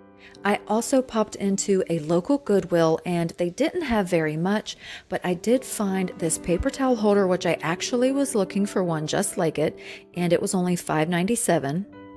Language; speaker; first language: English; native; English